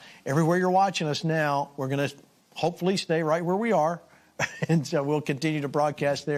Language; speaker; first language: English; native; English